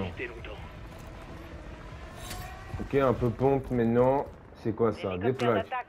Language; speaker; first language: French; native; French